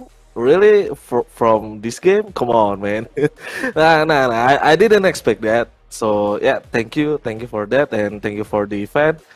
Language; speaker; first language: English; non-native, learner; Indonesian